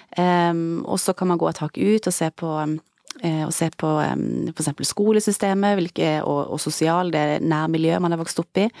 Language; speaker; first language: Norwegian; native; Norwegian